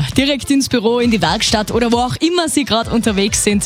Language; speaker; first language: German; native; German